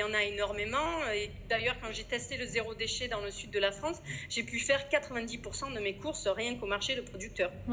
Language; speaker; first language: French; native; French